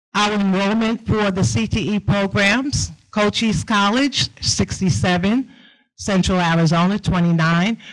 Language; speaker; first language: English; native; English